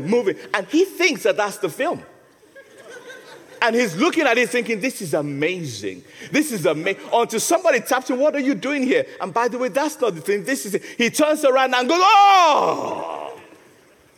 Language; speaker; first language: English; non-native, local second language; Yoruba